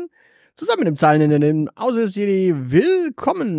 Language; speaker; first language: German; native; German